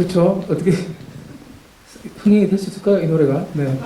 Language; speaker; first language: Korean; native; Korean